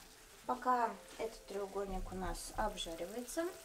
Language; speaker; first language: Russian; native; Russian